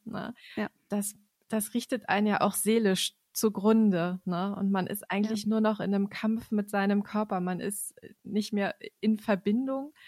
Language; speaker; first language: German; native; German